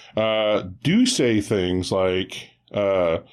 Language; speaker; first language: English; native; English